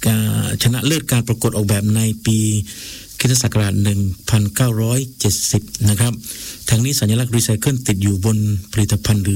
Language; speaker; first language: Thai; native; Thai